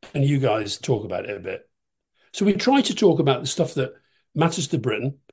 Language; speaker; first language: English; native; English